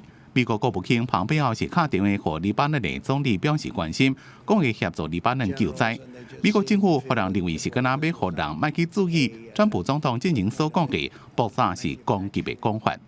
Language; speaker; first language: Chinese; native; Chinese